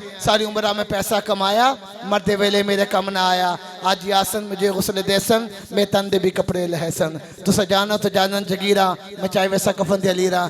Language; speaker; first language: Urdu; non-native, local second language; Punjabi